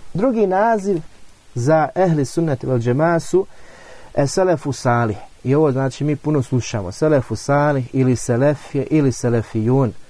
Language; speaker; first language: Bosnian; native; Bosnian